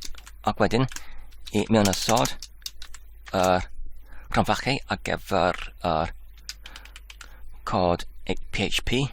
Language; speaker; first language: Welsh; non-native, learner; English